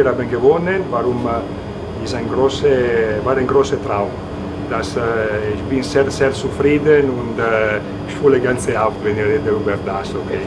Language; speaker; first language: German; non-native, learner; Italian